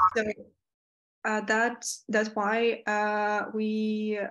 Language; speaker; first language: English; non-native, fluent; Ukrainian